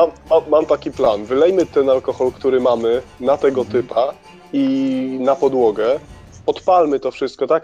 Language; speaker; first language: Polish; native; Polish